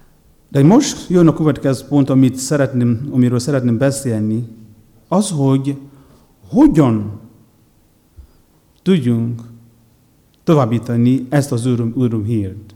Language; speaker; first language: Hungarian; non-native, learner; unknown